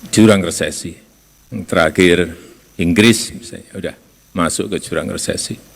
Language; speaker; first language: Indonesian; non-native, local second language; Javanese